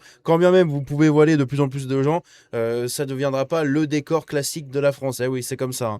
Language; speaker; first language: French; native; French